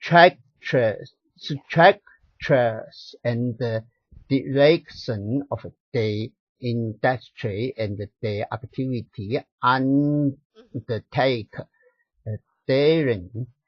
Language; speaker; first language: English; non-native, learner; Chinese